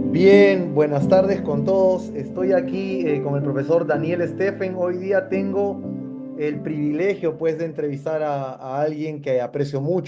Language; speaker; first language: Spanish; native; Spanish